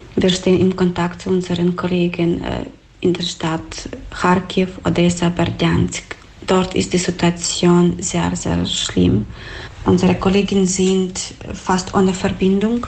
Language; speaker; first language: German; non-native, fluent; Ukrainian